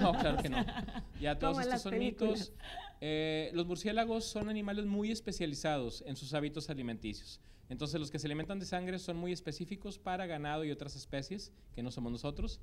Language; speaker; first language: Spanish; native; Spanish